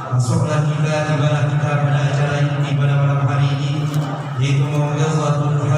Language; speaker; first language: Indonesian; native; Indonesian